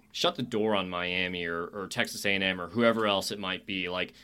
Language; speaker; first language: English; native; English